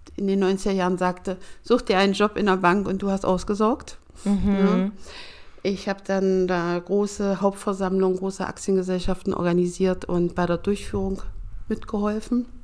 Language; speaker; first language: German; native; German